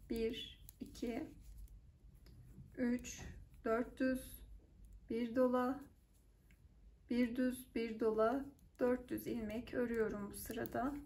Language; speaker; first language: Turkish; native; Turkish